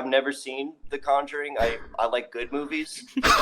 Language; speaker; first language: English; native; English